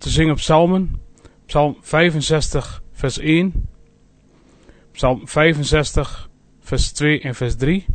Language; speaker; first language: Dutch; native; Dutch